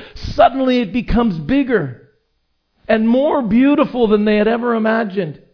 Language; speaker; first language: English; native; English